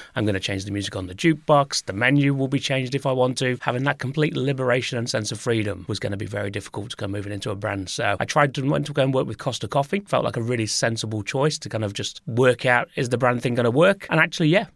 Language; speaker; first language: English; native; English